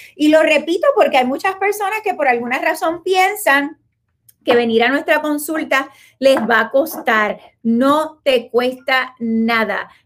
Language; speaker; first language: Spanish; native; Spanish